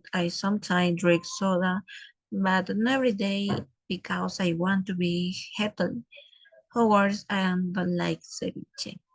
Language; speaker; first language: English; non-native, learner; Spanish